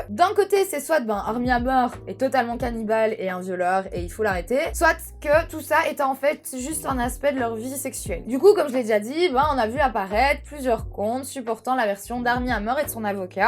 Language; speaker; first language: French; native; French